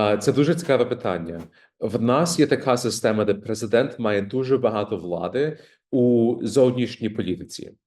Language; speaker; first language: Ukrainian; early bilingual, heritage; Ukrainian